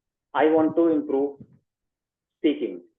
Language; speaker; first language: English; non-native, local second language; Hindi